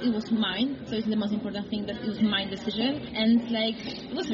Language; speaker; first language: English; non-native, fluent; Polish